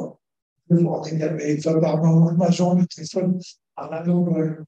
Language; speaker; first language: French; non-native, fluent; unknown